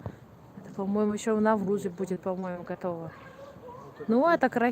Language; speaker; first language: Russian; non-native, fluent; Tajik